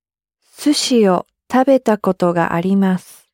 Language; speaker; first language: Japanese; non-native, learner; English